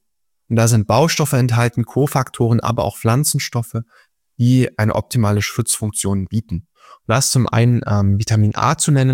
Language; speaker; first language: German; native; German